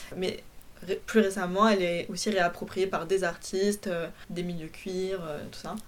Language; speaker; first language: French; early bilingual, other home language; Polish